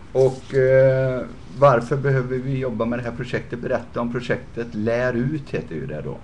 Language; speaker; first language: Swedish; native; Swedish